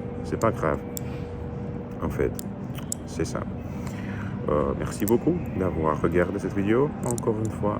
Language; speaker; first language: French; non-native, learner; Russian